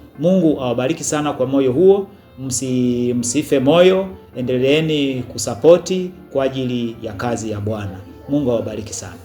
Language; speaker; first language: Swahili; native; Swahili